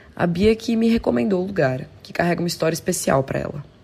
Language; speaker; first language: Portuguese; native; Portuguese